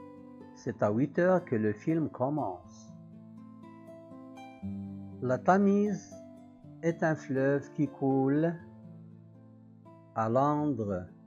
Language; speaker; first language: French; non-native, local second language; Arabic